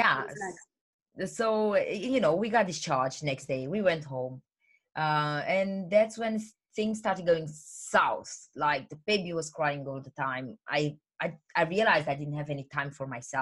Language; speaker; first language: English; non-native, fluent; Romanian